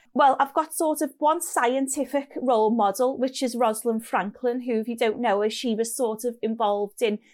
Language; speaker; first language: English; native; English